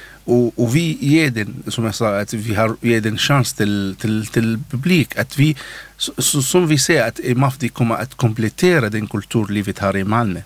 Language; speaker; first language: Swedish; non-native, learner; Arabic